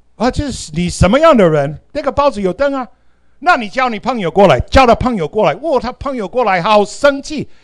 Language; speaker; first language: Chinese; non-native, fluent; English